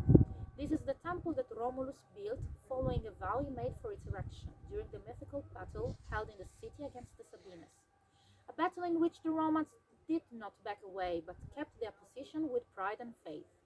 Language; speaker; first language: English; non-native, fluent; Italian